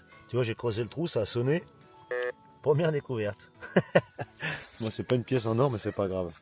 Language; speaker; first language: French; native; French